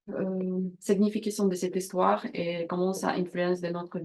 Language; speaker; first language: French; non-native, learner; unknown